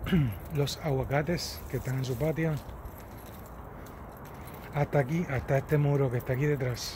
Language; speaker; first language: Spanish; native; Spanish